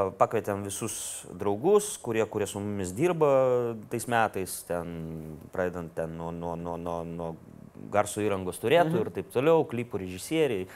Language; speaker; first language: Lithuanian; non-native, local second language; Russian